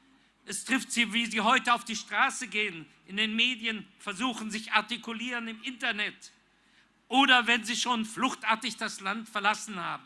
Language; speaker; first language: German; non-native, fluent; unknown